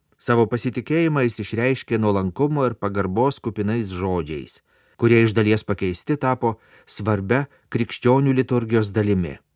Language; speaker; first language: Lithuanian; native; Lithuanian